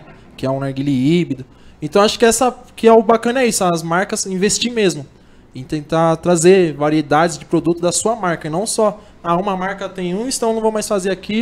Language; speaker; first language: Portuguese; native; Portuguese